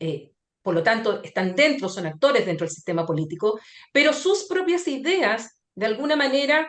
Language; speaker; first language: Spanish; native; Spanish